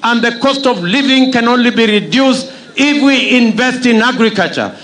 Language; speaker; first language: English; non-native, local second language; Kalenjin